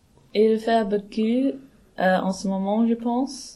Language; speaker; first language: French; non-native, learner; English